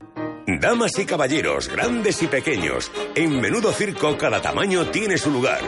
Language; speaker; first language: Spanish; native; Spanish